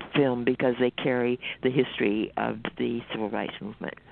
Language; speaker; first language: English; native; English